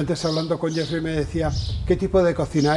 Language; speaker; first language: Spanish; native; Spanish